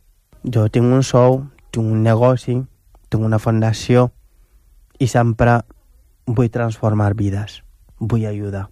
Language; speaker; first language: Catalan; non-native, fluent; Wolof